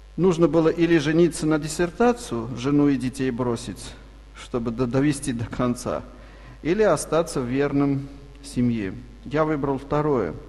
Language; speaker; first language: Russian; non-native, local second language; Armenian